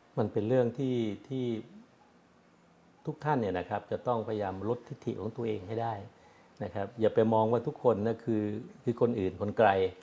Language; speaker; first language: Thai; native; Thai